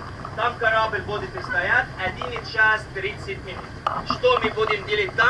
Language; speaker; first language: Russian; non-native, learner; Arabic